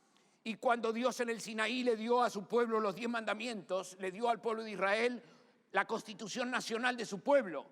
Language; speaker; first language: Spanish; native; Spanish